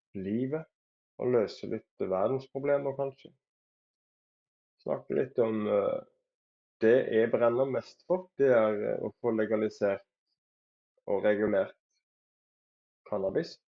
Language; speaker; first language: Norwegian; native; Norwegian